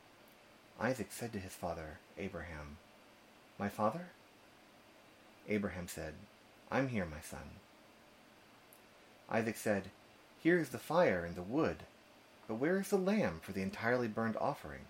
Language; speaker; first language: English; native; English